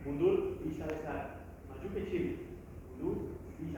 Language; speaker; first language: Indonesian; non-native, learner; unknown